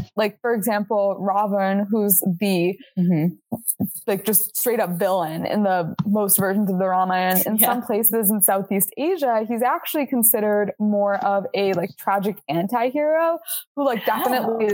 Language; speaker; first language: English; native; English